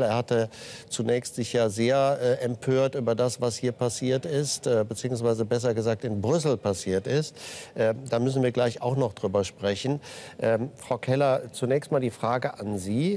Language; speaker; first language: German; native; German